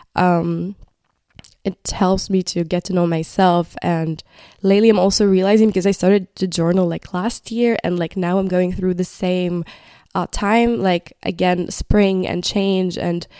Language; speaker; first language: English; non-native, fluent; Arabic